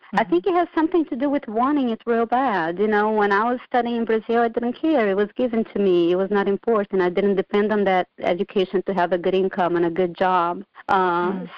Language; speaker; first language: English; non-native, fluent; Portuguese